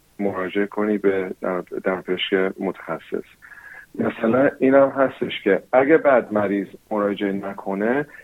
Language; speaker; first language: Persian; early bilingual, heritage; Persian